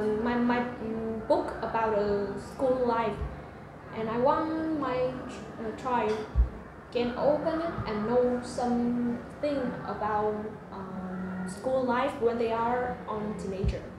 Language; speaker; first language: English; non-native, learner; Vietnamese